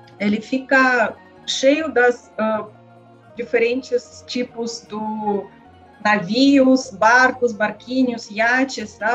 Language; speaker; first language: Portuguese; non-native, learner; Russian